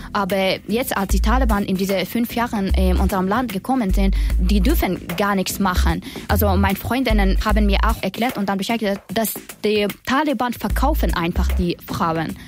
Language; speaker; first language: German; non-native, learner; Persian